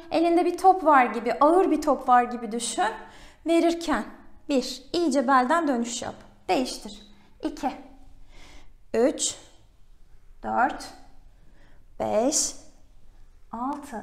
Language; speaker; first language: Turkish; native; Turkish